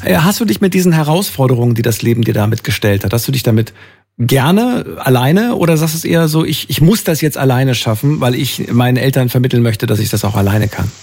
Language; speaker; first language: German; native; German